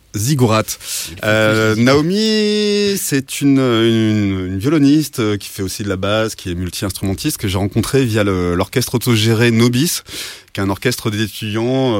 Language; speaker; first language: French; native; French